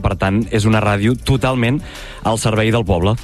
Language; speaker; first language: Catalan; native; Catalan